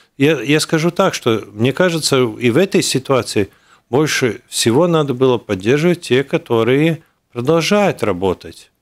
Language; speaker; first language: Russian; non-native, local second language; Latvian